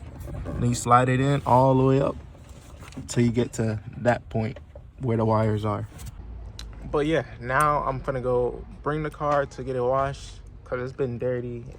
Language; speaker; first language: English; native; English